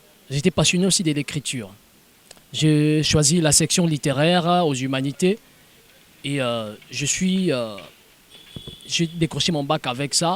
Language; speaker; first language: French; non-native, local second language; Lingala